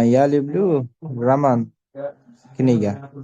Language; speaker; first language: Russian; non-native, learner; Uzbek